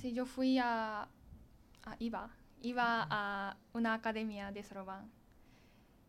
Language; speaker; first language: Spanish; non-native, learner; Japanese